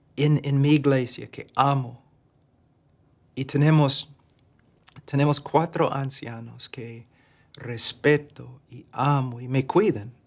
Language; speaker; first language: Spanish; non-native, fluent; English